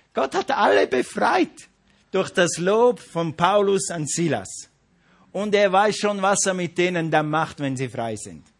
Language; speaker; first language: German; non-native, fluent; English